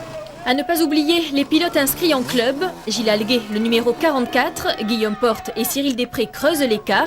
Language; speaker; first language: French; native; French